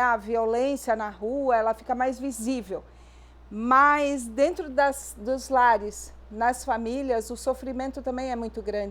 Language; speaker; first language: Portuguese; native; Portuguese